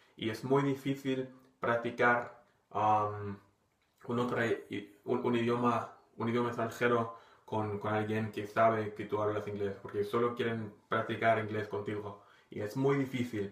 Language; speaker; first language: Spanish; non-native, fluent; English